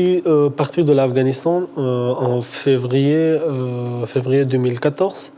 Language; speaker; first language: French; non-native, fluent; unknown